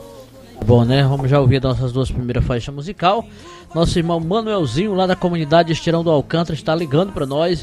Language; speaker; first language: Portuguese; native; Portuguese